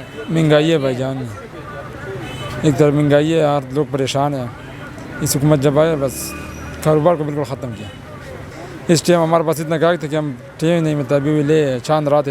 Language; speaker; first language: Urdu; non-native, local second language; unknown